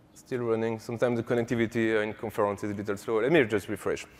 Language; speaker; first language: English; non-native, fluent; French